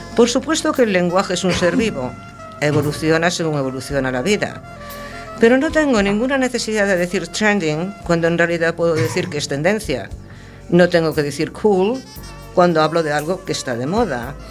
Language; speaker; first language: Spanish; non-native, local second language; Galician